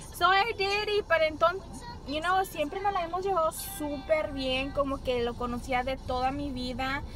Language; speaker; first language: Spanish; early bilingual, heritage; Spanish